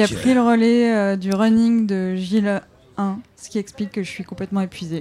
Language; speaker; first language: French; native; French